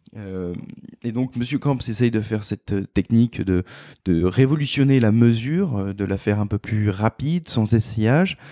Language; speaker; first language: French; native; French